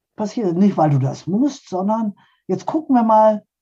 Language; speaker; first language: German; early bilingual, other home language; Polish